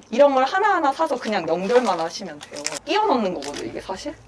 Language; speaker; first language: Korean; native; Korean